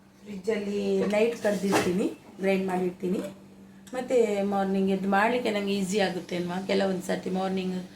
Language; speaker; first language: Kannada; native; Kannada